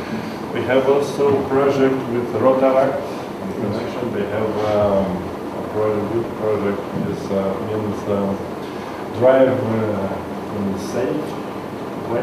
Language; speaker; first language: English; non-native, learner; Romanian